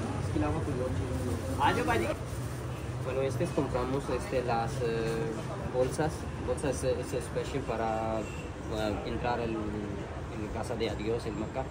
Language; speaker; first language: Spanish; non-native, learner; Urdu